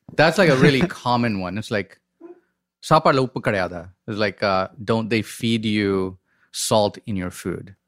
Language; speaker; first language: English; non-native, local second language; Tamil